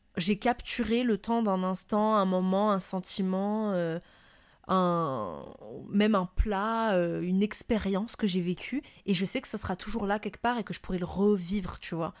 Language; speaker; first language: French; non-native, local second language; Malagasy